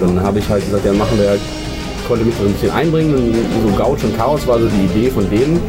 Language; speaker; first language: German; native; German